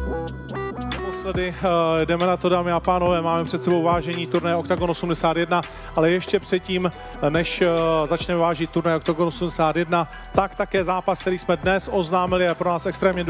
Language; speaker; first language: Czech; native; Czech